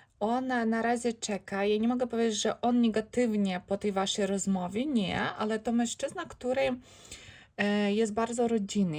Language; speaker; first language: Polish; non-native, learner; Ukrainian